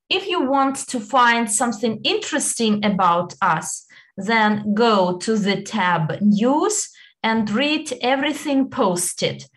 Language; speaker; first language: English; non-native, fluent; Italian